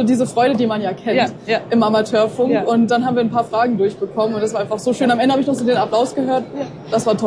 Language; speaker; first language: German; native; German